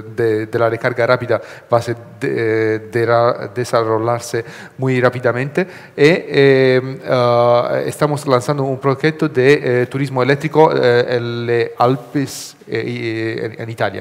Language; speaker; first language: Spanish; non-native, learner; Italian